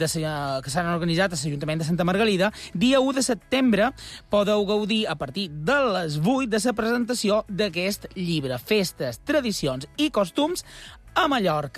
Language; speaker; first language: Catalan; native; Catalan